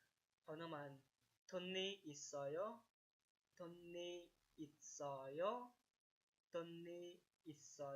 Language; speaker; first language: Korean; non-native, learner; Hmong